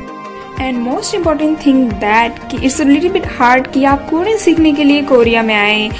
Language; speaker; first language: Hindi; native; Hindi